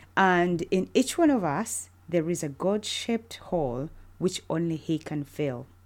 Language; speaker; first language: English; non-native, local second language; Ganda